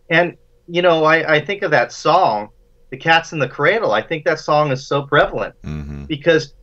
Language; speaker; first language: English; native; English